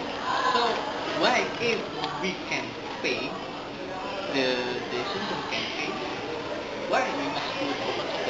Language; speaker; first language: English; non-native, learner; Indonesian